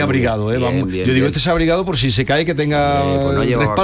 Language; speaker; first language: Spanish; native; Spanish